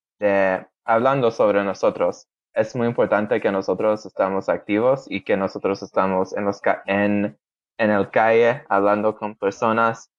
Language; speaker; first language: Spanish; early bilingual, heritage; Spanish